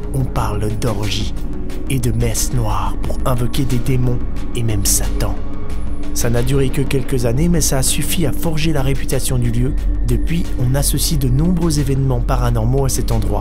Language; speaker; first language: French; native; French